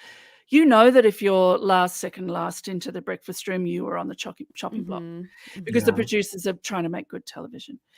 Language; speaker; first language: English; native; English